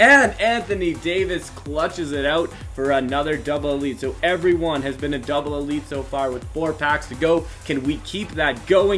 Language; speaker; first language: English; native; English